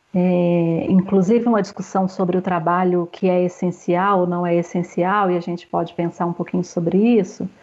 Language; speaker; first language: Portuguese; native; Portuguese